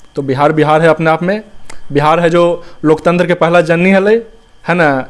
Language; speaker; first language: Hindi; native; Hindi